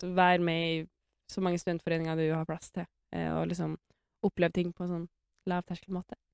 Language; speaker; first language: Norwegian; native; Norwegian